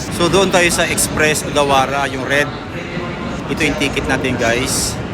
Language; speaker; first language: Filipino; non-native, local second language; Cebuano